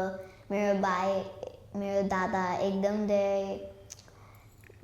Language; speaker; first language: Nepali; early bilingual, heritage; Nepali